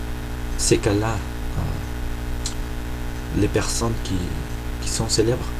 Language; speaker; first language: French; non-native, fluent; Spanish